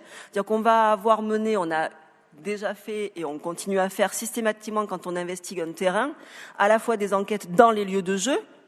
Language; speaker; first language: French; native; French